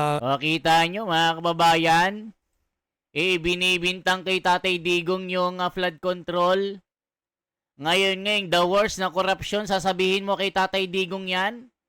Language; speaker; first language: Filipino; non-native, local second language; Iloko